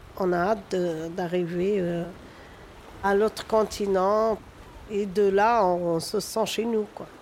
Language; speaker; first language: French; non-native, local second language; Arabic